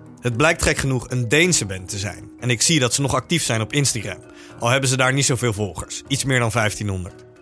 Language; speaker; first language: Dutch; native; Dutch